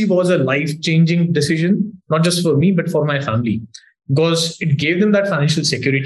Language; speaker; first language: English; non-native, local second language; Hindi